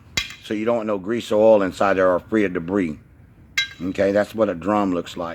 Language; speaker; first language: English; native; English